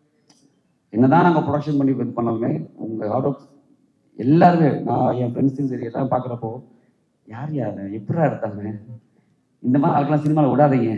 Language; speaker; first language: Tamil; native; Tamil